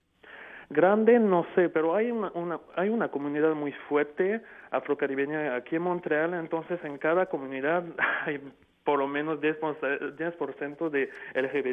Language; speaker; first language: Spanish; non-native, fluent; French